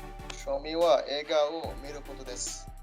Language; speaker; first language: Japanese; non-native, learner; Bangla